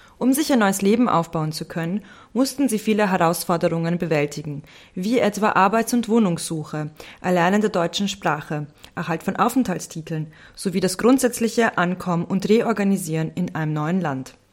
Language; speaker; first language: German; early bilingual, other home language; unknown